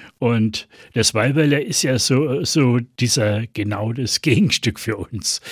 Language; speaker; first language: German; native; German